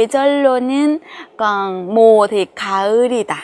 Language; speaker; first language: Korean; non-native, fluent; Vietnamese